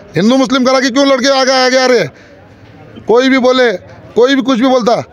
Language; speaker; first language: Hindi; native; Hindi